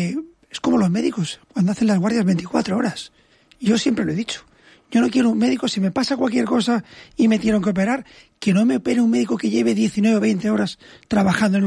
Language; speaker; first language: Spanish; native; Spanish